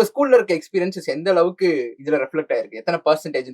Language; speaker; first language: Tamil; native; Tamil